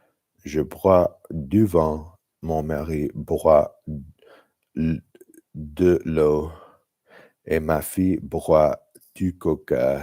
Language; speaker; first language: French; non-native, learner; English